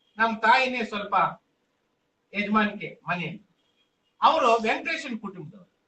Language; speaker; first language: Kannada; non-native, local second language; Telugu